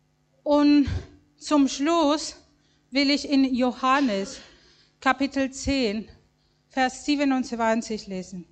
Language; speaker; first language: German; non-native, fluent; Spanish